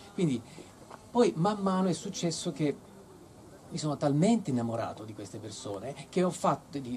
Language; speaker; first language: Italian; native; Italian